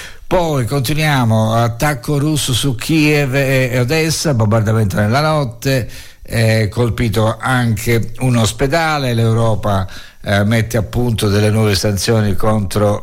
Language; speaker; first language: Italian; native; Italian